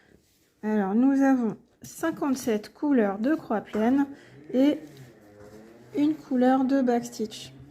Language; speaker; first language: French; native; French